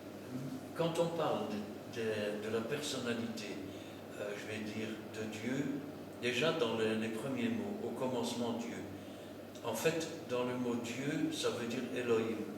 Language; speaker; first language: French; native; French